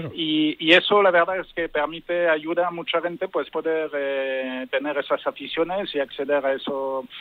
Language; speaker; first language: Spanish; non-native, fluent; French